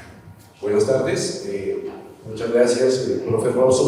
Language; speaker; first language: Spanish; native; Spanish